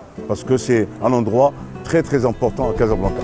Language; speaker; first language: French; non-native, local second language; Arabic